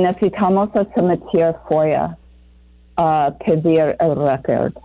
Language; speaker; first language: Spanish; non-native, fluent; English